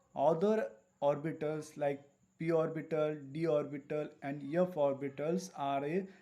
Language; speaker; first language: English; non-native, local second language; Marathi